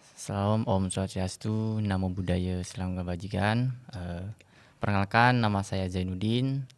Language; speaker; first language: Indonesian; non-native, local second language; Madurese